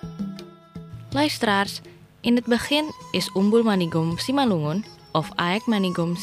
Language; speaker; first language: Dutch; non-native, learner; Indonesian